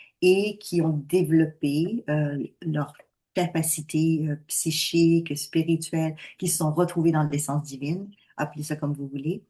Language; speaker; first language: French; native; French